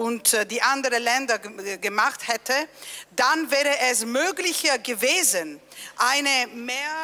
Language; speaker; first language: German; non-native, fluent; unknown